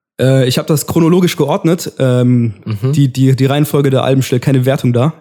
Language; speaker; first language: German; early bilingual, other home language; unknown